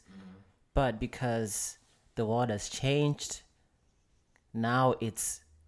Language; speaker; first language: English; non-native, local second language; Nyanja